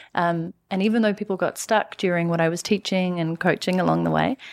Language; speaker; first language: English; native; English